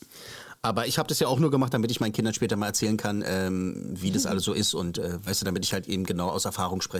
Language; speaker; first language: German; native; German